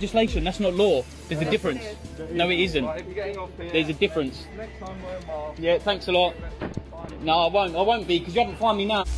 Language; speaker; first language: English; native; English